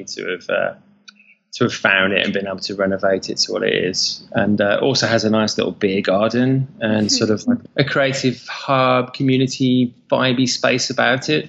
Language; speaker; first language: English; native; English